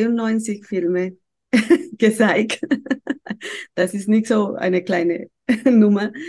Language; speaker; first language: German; non-native, fluent; Spanish